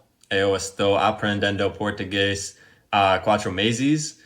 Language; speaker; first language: Portuguese; non-native, learner; English